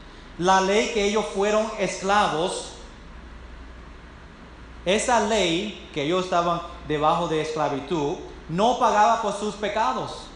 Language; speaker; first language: Spanish; non-native, fluent; English